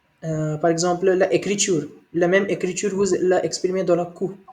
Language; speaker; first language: French; non-native, learner; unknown